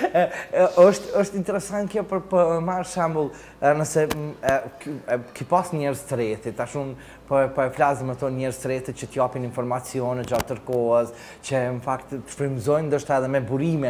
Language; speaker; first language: Albanian; native; Albanian